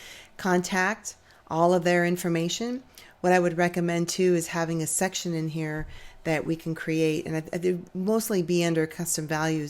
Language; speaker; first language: English; native; English